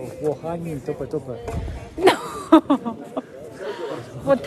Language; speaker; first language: Chinese; non-native, learner; Italian